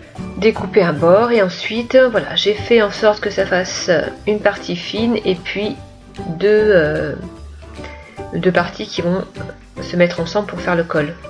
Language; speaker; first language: French; native; French